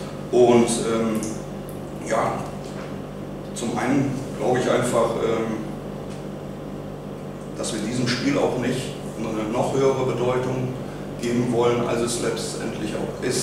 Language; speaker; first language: German; native; German